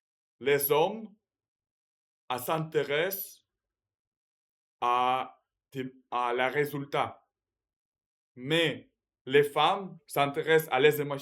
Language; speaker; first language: French; non-native, learner; Russian